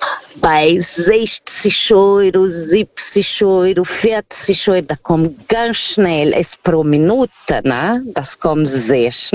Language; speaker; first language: German; non-native, fluent; Portuguese